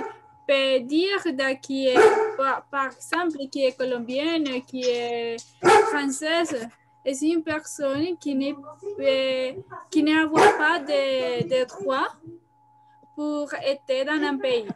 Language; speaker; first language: French; non-native, learner; Spanish